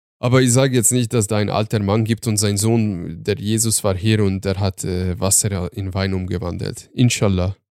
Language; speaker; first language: German; early bilingual, other home language; Turkish